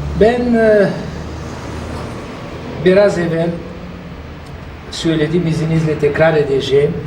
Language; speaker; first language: Turkish; non-native, fluent; Bulgarian